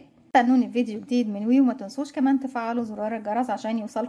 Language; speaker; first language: Arabic; native; Arabic